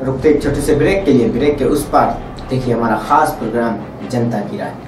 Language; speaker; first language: Hindi; native; Hindi